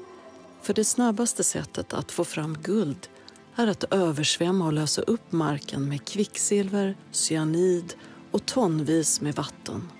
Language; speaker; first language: Swedish; native; Swedish